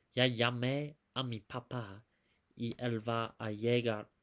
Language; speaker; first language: Spanish; non-native, learner; English